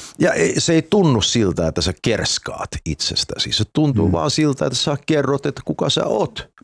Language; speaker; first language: Finnish; early bilingual, heritage; Finnish